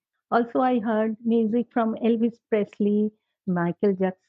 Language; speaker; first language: English; non-native, local second language; Bangla